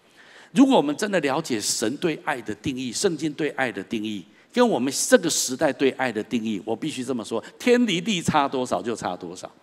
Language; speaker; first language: Chinese; native; Chinese